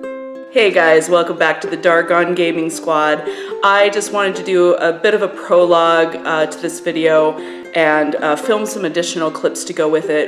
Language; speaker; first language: English; native; English